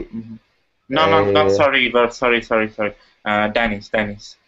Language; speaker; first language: English; non-native, fluent; Italian